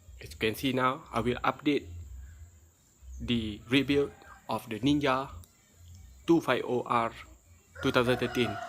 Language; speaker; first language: English; non-native, local second language; Malay